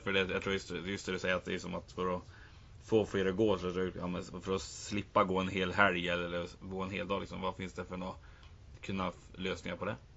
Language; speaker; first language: Swedish; native; Swedish